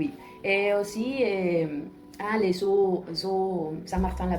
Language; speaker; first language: French; non-native, learner; Spanish